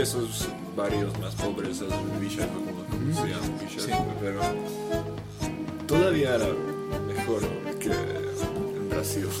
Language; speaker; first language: Spanish; non-native, fluent; Slovak